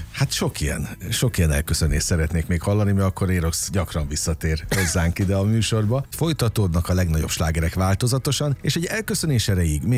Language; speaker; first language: Hungarian; native; Hungarian